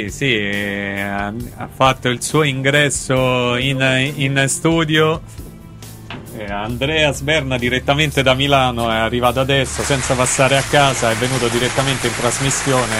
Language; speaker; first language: Italian; native; Italian